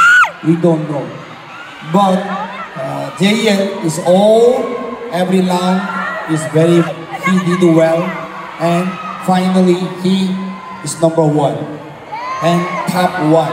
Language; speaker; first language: English; non-native, learner; Korean